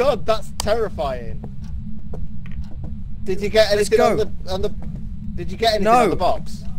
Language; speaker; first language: English; native; English